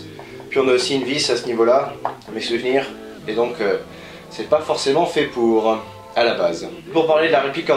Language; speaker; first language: French; native; French